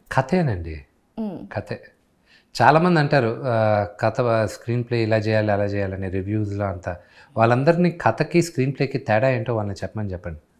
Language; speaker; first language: Telugu; native; Telugu